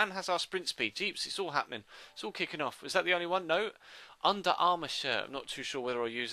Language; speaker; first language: English; native; English